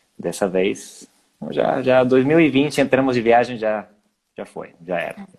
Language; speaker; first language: Portuguese; non-native, fluent; Spanish